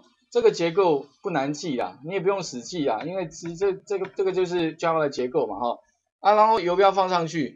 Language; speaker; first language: Chinese; native; Chinese